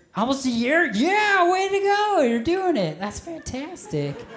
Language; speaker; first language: English; native; English